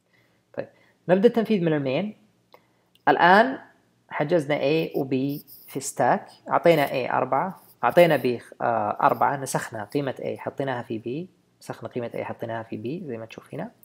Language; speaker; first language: Arabic; native; Arabic